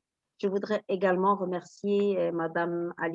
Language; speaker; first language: French; non-native, local second language; Arabic